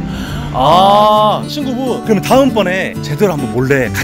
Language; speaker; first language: Korean; native; Korean